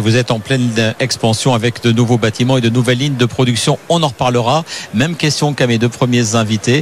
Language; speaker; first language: French; native; French